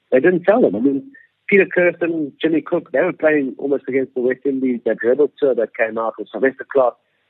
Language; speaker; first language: English; native; English